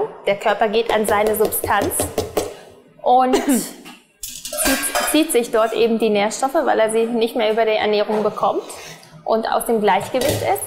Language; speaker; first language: German; native; German